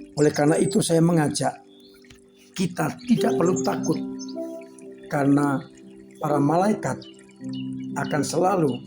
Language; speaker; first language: Indonesian; non-native, local second language; Javanese